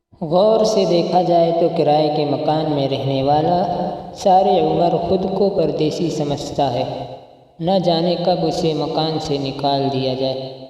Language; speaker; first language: Urdu; non-native, local second language; Punjabi